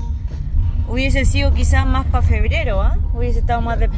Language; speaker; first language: Spanish; native; Spanish